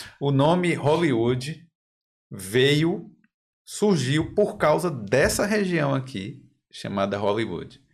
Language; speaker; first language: Portuguese; native; Portuguese